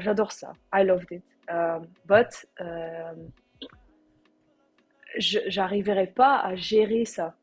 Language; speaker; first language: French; non-native, learner; Dutch